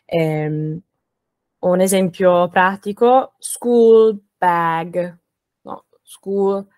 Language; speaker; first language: Italian; non-native, fluent; English